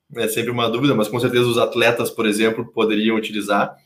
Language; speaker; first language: Portuguese; native; Portuguese